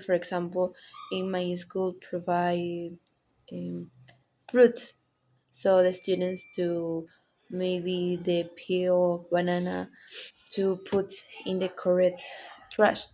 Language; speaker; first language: English; non-native, learner; Spanish